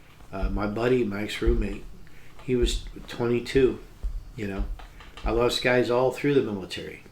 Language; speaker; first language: English; native; English